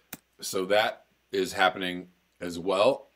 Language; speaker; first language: English; native; English